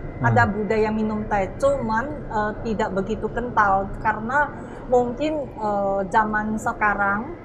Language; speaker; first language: Indonesian; non-native, fluent; Malay